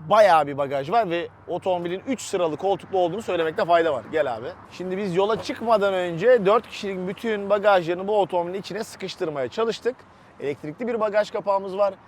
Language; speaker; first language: Turkish; native; Turkish